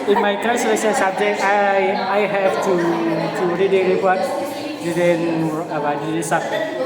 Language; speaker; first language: English; non-native, learner; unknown